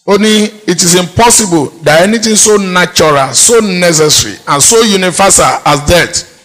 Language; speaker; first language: English; non-native, local second language; Yoruba